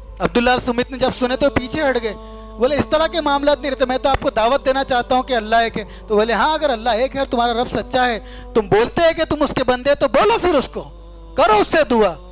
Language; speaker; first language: Urdu; native; Urdu